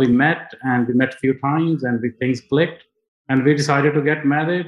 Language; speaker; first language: English; non-native, local second language; Punjabi